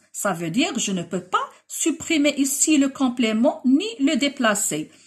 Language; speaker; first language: French; non-native, local second language; Arabic